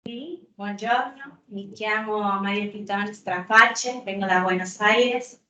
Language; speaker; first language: Italian; non-native, fluent; Spanish